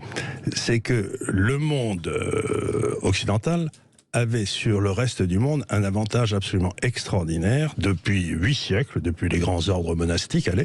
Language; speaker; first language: French; native; French